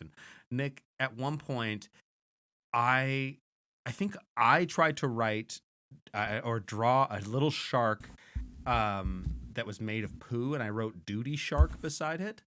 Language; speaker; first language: English; native; English